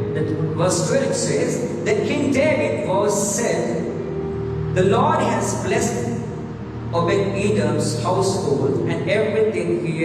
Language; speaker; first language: English; non-native, local second language; Sinhala